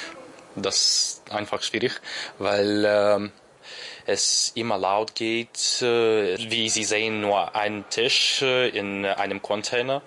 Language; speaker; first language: German; non-native, learner; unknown